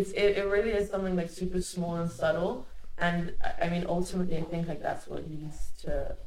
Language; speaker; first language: English; early bilingual, other home language; Hungarian